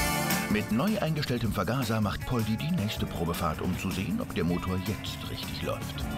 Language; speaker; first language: German; native; German